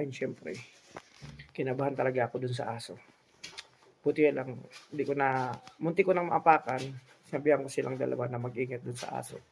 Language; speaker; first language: Filipino; non-native, local second language; Cebuano